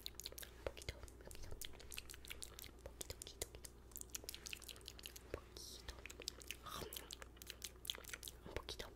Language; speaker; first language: Spanish; non-native, learner; English